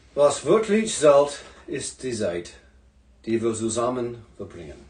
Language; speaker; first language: German; non-native, learner; English